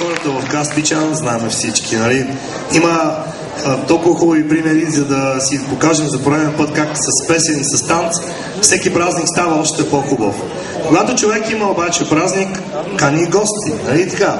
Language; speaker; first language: Bulgarian; native; Bulgarian